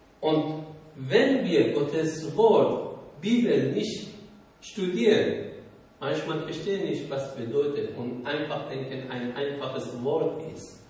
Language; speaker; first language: German; non-native, learner; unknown